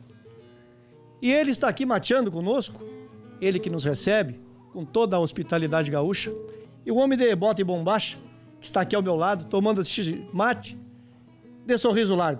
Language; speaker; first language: Portuguese; native; Portuguese